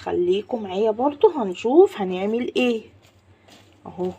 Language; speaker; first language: Arabic; native; Arabic